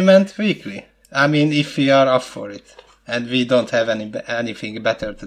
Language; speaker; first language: English; non-native, fluent; Hungarian